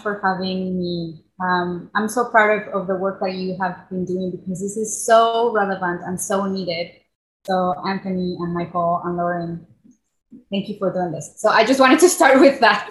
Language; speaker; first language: English; non-native, fluent; Spanish